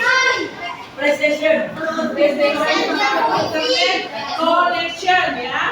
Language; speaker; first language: English; non-native, learner; Indonesian